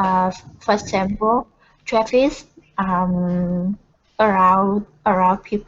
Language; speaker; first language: English; non-native, learner; Vietnamese